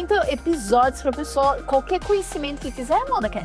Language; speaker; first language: Portuguese; native; Portuguese